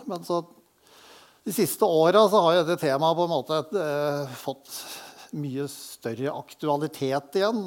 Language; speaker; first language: Norwegian; native; Norwegian